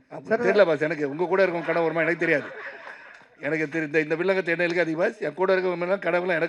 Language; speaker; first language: Tamil; native; Tamil